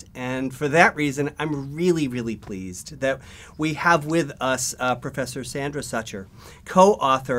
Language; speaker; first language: English; native; English